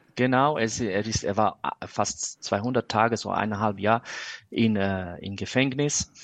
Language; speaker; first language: German; non-native, fluent; Portuguese